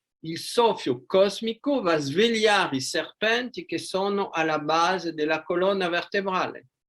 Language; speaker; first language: Italian; non-native, fluent; French